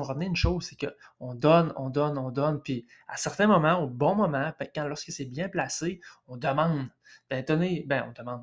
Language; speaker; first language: French; native; French